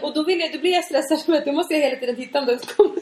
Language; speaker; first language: Swedish; native; Swedish